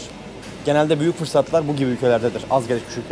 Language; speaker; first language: Turkish; native; Turkish